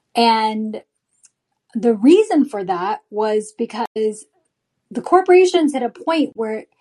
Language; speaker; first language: English; native; English